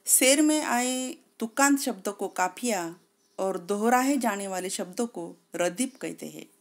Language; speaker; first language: Hindi; non-native, local second language; Marathi